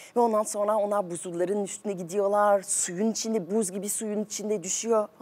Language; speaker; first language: Turkish; non-native, fluent; French